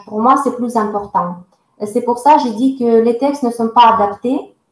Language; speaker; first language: French; non-native, fluent; Russian